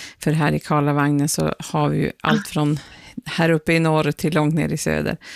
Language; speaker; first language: Swedish; native; Swedish